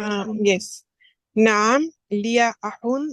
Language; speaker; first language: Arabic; non-native, learner; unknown